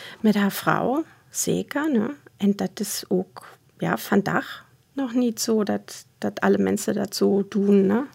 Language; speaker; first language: Dutch; non-native, fluent; German